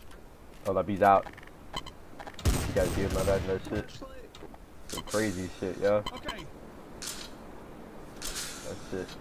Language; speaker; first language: English; native; English